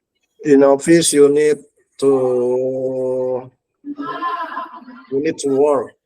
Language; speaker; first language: English; non-native, learner; Indonesian